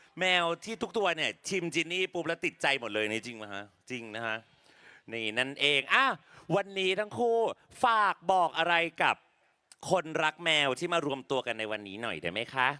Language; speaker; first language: Thai; native; Thai